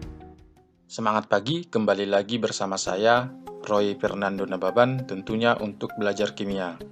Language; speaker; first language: Indonesian; native; Indonesian